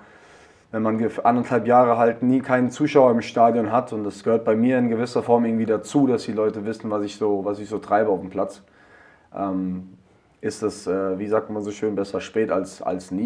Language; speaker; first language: German; native; German